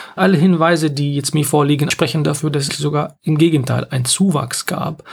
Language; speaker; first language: German; non-native, fluent; Arabic